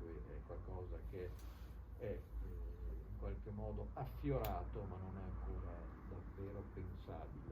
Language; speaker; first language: Italian; native; Italian